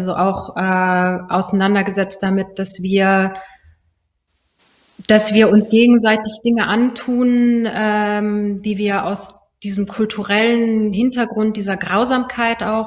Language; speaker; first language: German; early bilingual, other home language; Persian